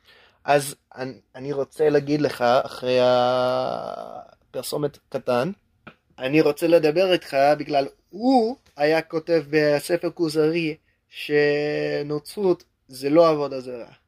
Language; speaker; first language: Hebrew; non-native, learner; English